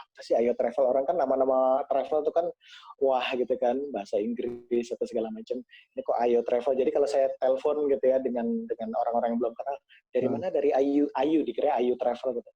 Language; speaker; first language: Indonesian; native; Indonesian